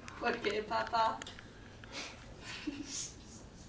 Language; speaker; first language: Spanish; non-native, learner; English